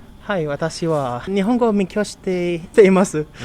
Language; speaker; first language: Japanese; non-native, learner; Arabic